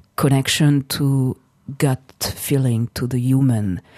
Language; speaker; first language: English; non-native, fluent; French